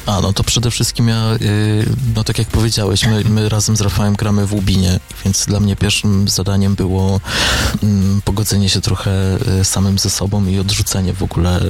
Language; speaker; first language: Polish; native; Polish